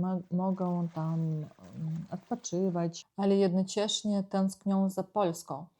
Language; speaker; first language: Polish; non-native, fluent; Ukrainian